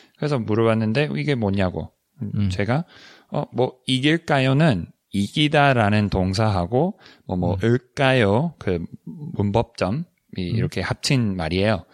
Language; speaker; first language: Korean; non-native, fluent; English